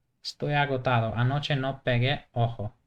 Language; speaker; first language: Spanish; non-native, fluent; English